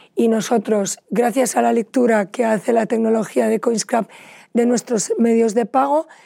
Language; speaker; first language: Spanish; native; Spanish